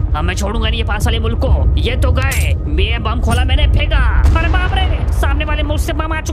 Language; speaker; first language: Hindi; native; Hindi